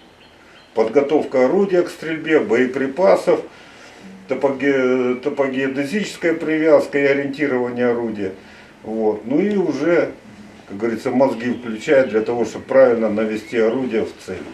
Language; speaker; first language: Russian; native; Russian